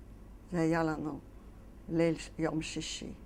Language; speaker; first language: Hebrew; non-native, fluent; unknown